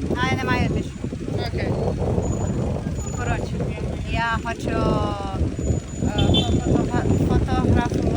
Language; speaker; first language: Ukrainian; non-native, learner; Portuguese